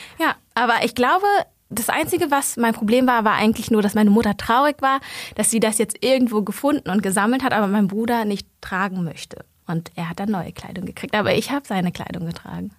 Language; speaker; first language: German; early bilingual, other home language; Vietnamese